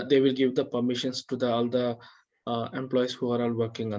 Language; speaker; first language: English; non-native, local second language; Telugu